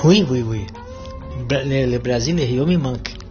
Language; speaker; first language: French; non-native, learner; Portuguese